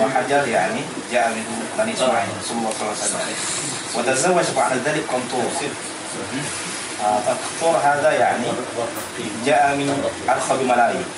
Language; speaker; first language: Arabic; non-native, fluent; Malay